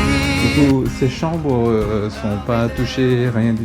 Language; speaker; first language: French; non-native, learner; Korean